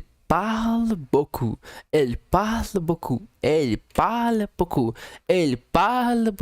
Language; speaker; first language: French; non-native, learner; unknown